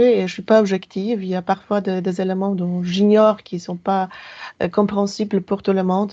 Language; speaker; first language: French; non-native, fluent; Polish